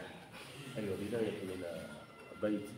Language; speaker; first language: Arabic; non-native, fluent; Swahili